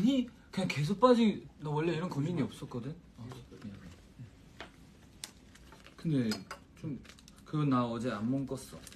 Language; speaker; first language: Korean; non-native, fluent; Chinese